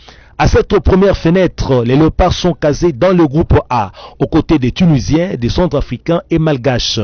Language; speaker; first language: French; native; French